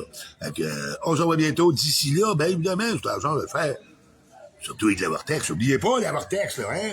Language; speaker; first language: French; native; French